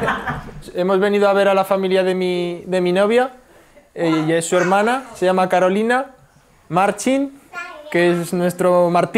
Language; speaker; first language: Spanish; native; Spanish